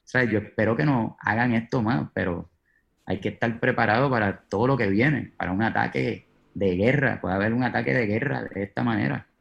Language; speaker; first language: Spanish; native; Spanish